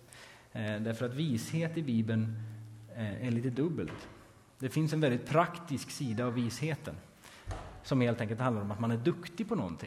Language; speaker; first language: Swedish; native; Swedish